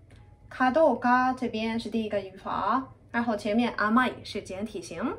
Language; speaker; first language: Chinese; non-native, fluent; Japanese